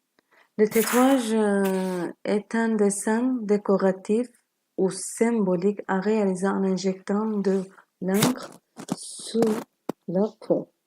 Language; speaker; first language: French; non-native, learner; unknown